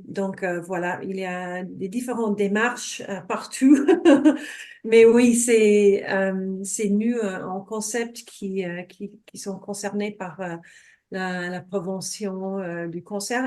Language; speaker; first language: French; non-native, fluent; English